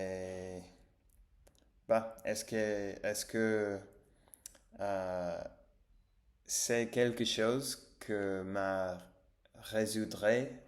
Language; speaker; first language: French; non-native, learner; English